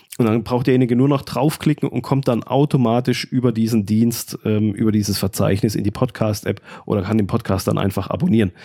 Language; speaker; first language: German; native; German